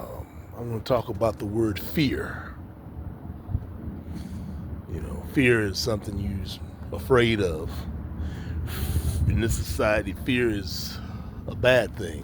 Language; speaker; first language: English; native; English